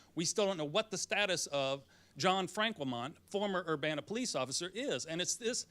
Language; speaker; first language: English; native; English